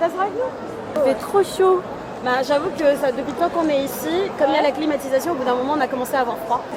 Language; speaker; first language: French; native; French